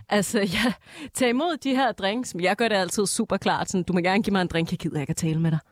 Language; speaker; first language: Danish; native; Danish